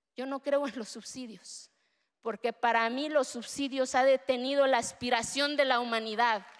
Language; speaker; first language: Spanish; early bilingual, other home language; Zapotec